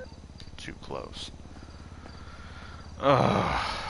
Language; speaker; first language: English; native; English